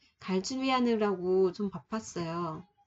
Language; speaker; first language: Korean; non-native, fluent; Vietnamese